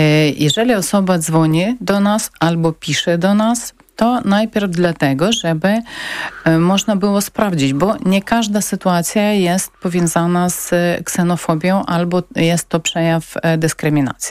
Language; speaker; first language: Polish; non-native, learner; Ukrainian